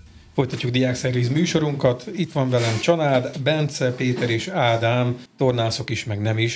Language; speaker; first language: Hungarian; native; Hungarian